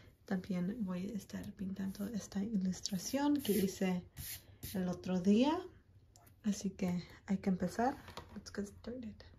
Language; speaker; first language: Spanish; early bilingual, heritage; Spanish